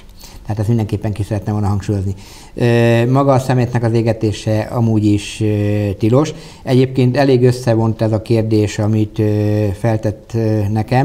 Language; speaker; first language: Hungarian; native; Hungarian